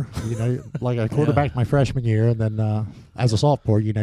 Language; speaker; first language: English; native; English